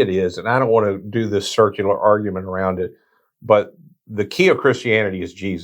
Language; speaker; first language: English; native; English